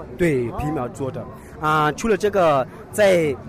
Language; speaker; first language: Chinese; non-native, learner; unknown